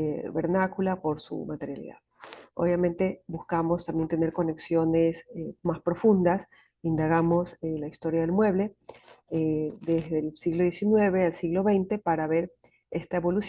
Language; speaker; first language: Spanish; native; Spanish